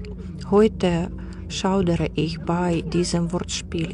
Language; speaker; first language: German; non-native, fluent; Ukrainian